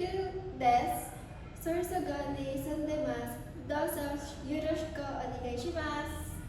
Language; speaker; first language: Japanese; non-native, learner; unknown